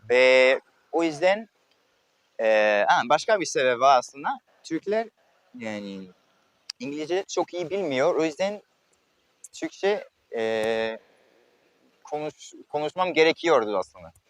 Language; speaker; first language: Turkish; non-native, fluent; French